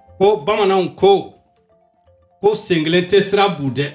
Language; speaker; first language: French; non-native, local second language; Bambara